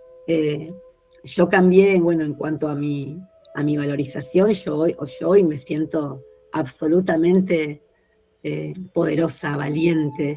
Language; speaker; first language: Spanish; native; Spanish